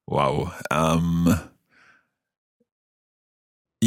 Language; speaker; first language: German; non-native, learner; English